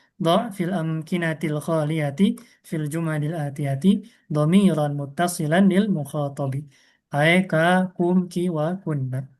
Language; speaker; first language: Arabic; non-native, fluent; Indonesian